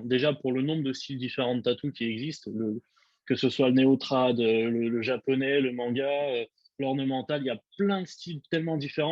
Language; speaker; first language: French; native; French